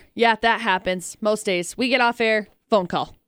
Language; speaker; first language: English; native; English